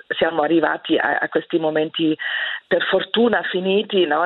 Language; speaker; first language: Italian; non-native, fluent; German